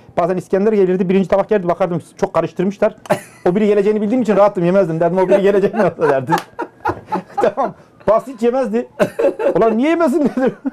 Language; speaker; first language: Turkish; native; Turkish